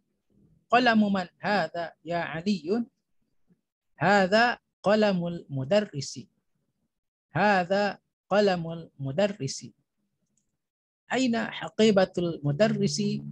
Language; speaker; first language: Arabic; non-native, fluent; Indonesian